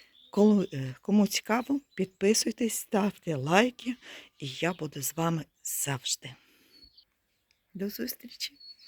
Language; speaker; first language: Ukrainian; non-native, fluent; Russian